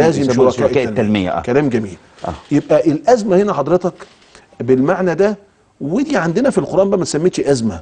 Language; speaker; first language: Arabic; native; Arabic